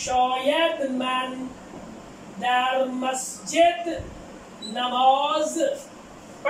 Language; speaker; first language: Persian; non-native, fluent; Urdu